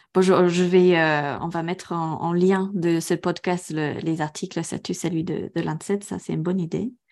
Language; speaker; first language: French; non-native, fluent; English